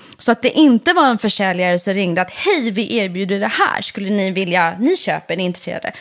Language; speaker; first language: Swedish; early bilingual, other home language; Persian